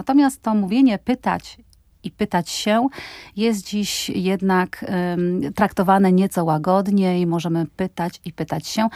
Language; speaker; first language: Polish; native; Polish